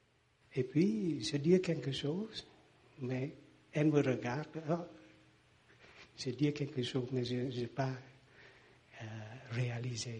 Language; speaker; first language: French; non-native, learner; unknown